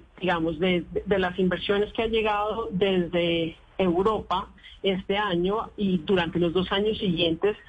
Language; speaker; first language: Spanish; native; Spanish